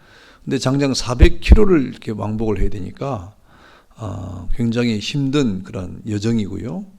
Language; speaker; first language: Korean; native; Korean